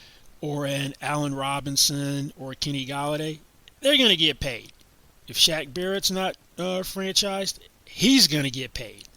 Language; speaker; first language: English; native; English